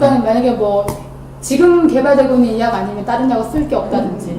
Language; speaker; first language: Korean; native; Korean